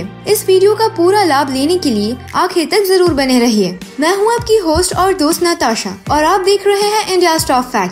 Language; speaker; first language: Hindi; native; Hindi